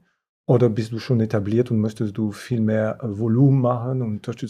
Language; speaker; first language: German; non-native, fluent; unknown